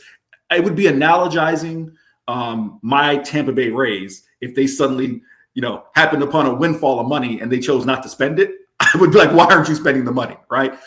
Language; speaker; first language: English; native; English